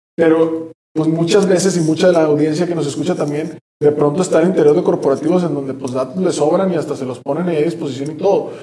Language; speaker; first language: Spanish; native; Spanish